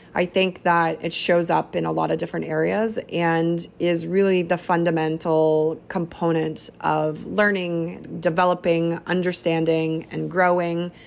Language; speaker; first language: English; native; English